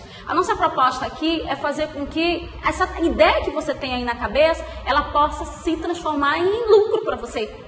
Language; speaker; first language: Portuguese; native; Portuguese